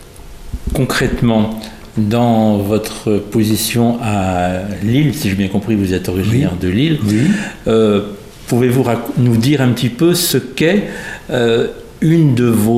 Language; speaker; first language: French; native; French